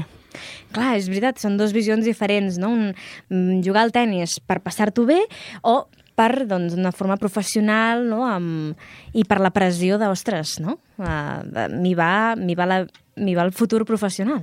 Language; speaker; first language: Catalan; native; Catalan